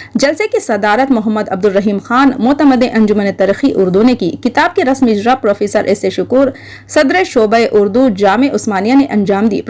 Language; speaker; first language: Urdu; native; Urdu